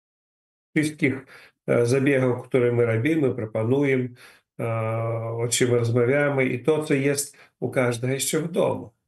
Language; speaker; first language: Polish; non-native, learner; Ukrainian